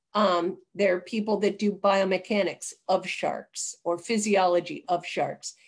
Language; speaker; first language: English; native; English